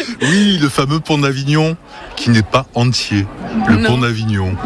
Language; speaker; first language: French; native; French